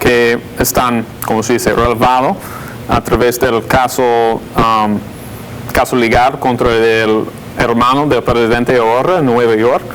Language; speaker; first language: Spanish; non-native, fluent; English